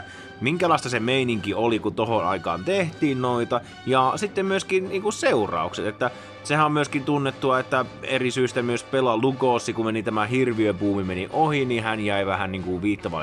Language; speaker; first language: Finnish; native; Finnish